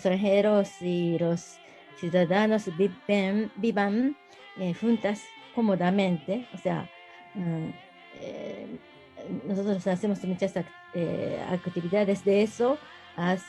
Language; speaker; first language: Spanish; non-native, learner; Japanese